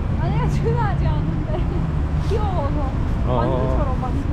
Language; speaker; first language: Korean; non-native, learner; Persian